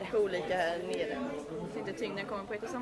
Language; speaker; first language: Swedish; native; Swedish